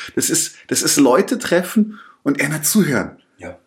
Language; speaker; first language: German; native; German